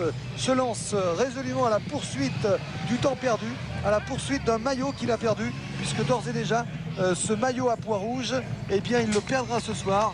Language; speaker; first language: French; native; French